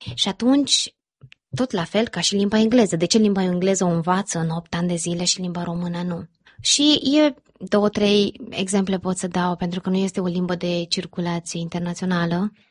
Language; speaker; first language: Romanian; early bilingual, heritage; Romanian